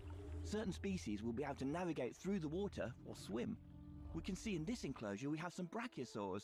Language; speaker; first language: English; native; English